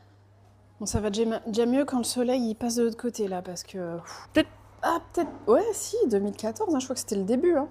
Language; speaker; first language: French; early bilingual, other home language; Portuguese